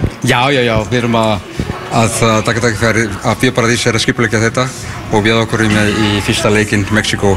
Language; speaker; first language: Icelandic; non-native, learner; Spanish